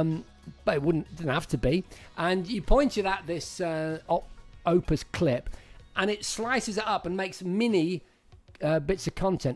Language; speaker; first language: English; native; English